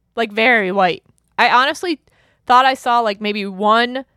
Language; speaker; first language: English; early bilingual, other home language; German